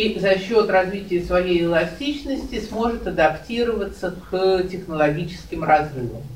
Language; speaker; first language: Russian; native; Russian